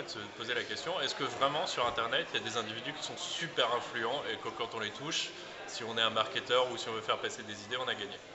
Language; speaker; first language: French; native; French